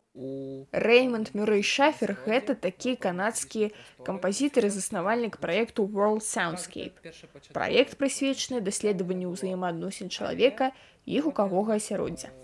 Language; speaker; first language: Belarusian; non-native, local second language; Russian